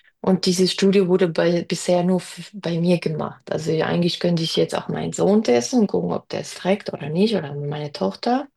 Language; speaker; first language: German; early bilingual, other home language; Spanish